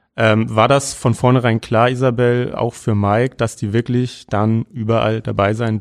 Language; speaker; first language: German; native; German